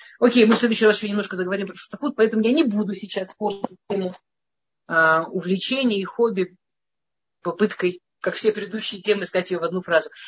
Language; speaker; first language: Russian; early bilingual, heritage; Russian